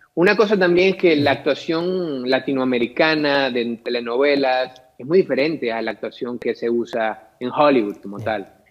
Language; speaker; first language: Spanish; native; Spanish